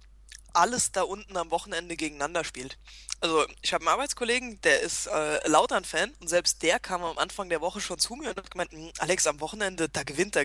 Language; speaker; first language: German; native; German